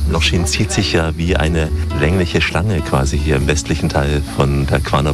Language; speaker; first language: German; native; German